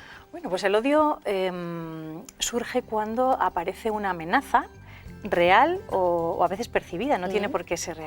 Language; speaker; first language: Spanish; native; Spanish